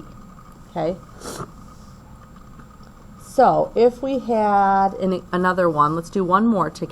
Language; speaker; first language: English; native; English